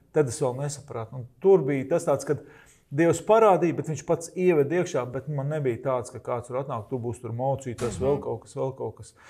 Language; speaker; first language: Latvian; native; Latvian